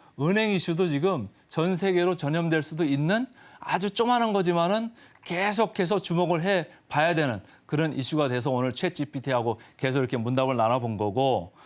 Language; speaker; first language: Korean; native; Korean